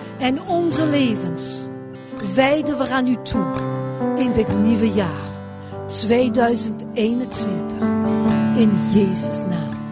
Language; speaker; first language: Dutch; non-native, fluent; French